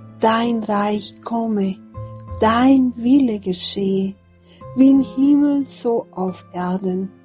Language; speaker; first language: German; non-native, fluent; Portuguese